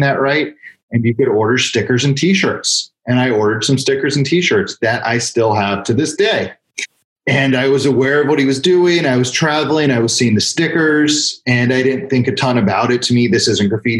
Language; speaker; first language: English; native; English